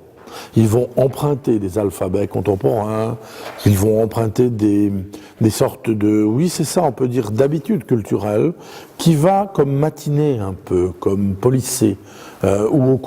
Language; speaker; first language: French; native; French